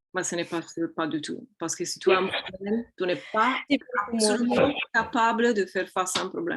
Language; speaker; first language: French; non-native, fluent; Italian